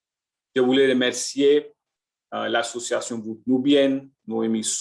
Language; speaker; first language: French; non-native, learner; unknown